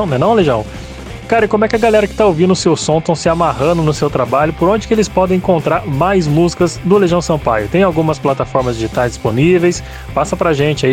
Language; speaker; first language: Portuguese; native; Portuguese